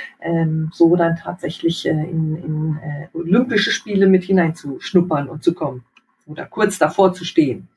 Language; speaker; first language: German; native; German